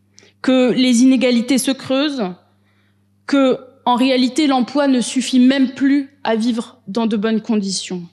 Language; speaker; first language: French; native; French